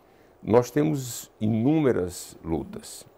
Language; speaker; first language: Portuguese; native; Portuguese